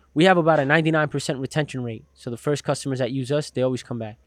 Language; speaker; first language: English; native; English